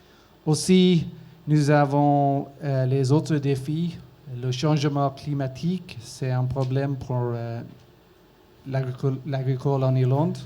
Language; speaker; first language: French; non-native, learner; English